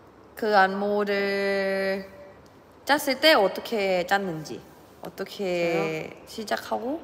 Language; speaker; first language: Korean; non-native, fluent; Thai